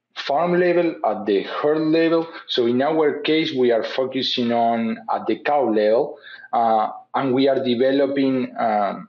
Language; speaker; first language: English; non-native, fluent; Spanish